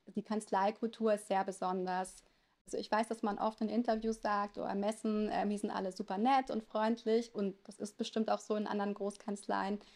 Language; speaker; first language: German; native; German